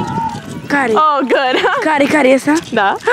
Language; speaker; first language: Romanian; early bilingual, heritage; Romanian